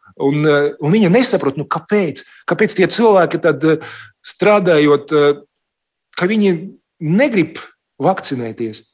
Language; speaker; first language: Latvian; non-native, local second language; Russian